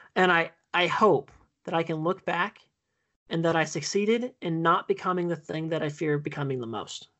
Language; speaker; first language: English; native; English